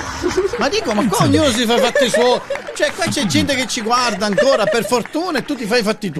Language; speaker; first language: Italian; native; Italian